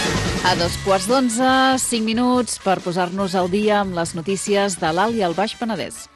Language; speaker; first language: Catalan; native; Catalan